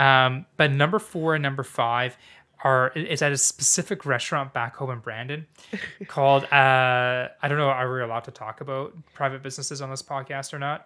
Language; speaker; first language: English; native; English